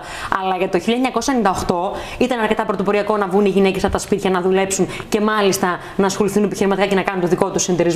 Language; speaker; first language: Greek; native; Greek